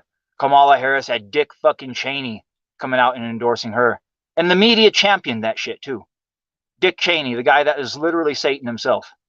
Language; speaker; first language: English; native; English